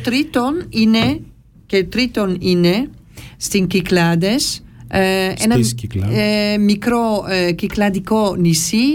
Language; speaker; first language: Greek; non-native, learner; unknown